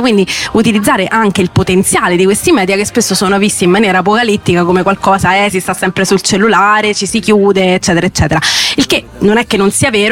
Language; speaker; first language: Italian; native; Italian